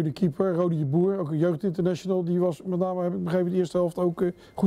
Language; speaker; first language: Dutch; native; Dutch